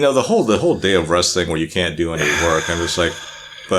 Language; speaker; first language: English; native; English